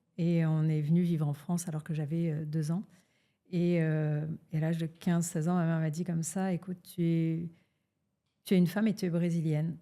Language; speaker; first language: French; early bilingual, other home language; Portuguese